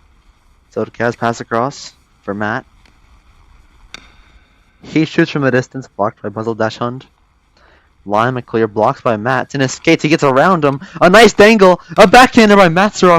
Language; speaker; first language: English; native; English